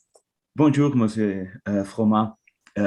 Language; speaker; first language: French; non-native, fluent; Catalan